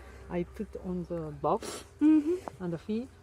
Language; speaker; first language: English; non-native, learner; Japanese